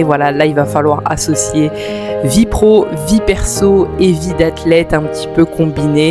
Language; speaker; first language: French; native; French